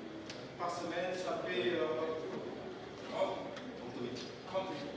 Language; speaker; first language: French; non-native, fluent; Indonesian